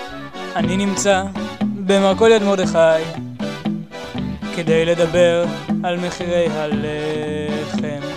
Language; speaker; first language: Hebrew; native; Hebrew